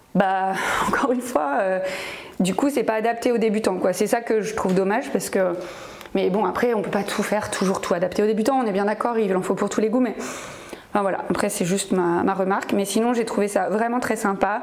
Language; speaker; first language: French; native; French